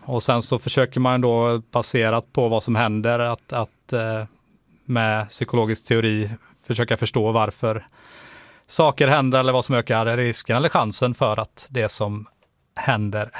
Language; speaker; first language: Swedish; native; Swedish